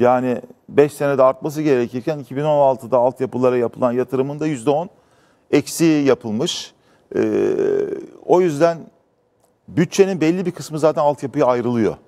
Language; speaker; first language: Turkish; native; Turkish